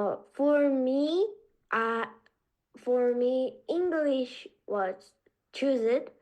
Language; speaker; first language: English; non-native, learner; Korean